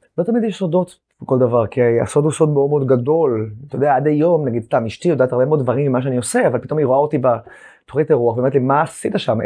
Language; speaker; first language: Hebrew; native; Hebrew